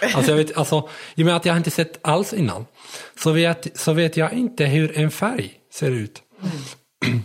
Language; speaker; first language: Swedish; early bilingual, other home language; Arabic